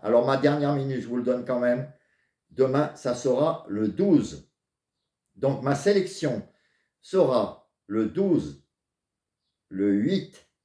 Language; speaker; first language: French; native; French